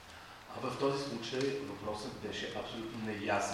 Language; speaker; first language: Bulgarian; non-native, fluent; French